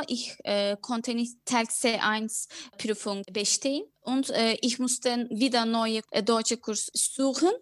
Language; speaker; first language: German; non-native, fluent; Turkish